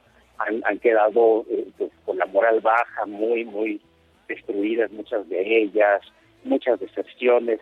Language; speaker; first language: Spanish; native; Spanish